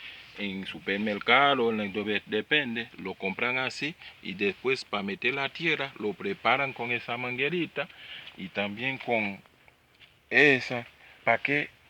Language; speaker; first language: Spanish; non-native, learner; Haitian Creole